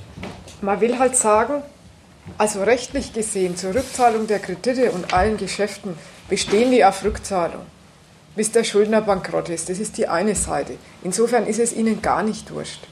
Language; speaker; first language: German; native; German